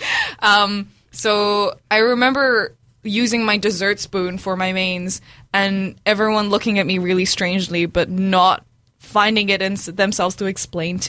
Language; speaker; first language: English; native; English